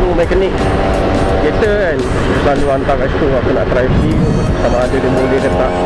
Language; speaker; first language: Malay; native; Malay